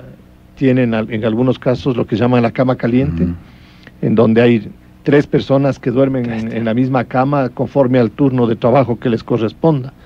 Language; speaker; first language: Spanish; native; Spanish